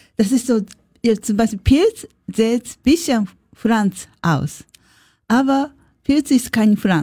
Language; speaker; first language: German; non-native, learner; Japanese